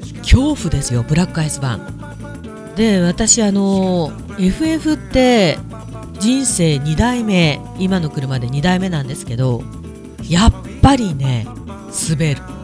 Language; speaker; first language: Japanese; native; Japanese